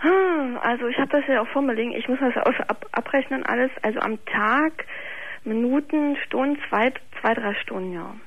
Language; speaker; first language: German; native; German